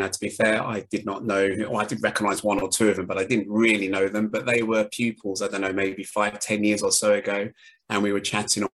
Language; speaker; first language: English; native; English